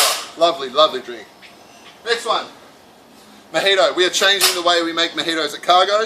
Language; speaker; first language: English; native; English